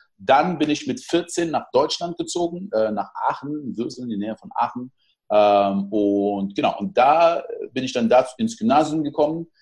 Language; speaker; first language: German; early bilingual, other home language; French